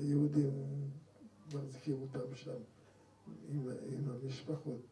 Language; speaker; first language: Hebrew; non-native, fluent; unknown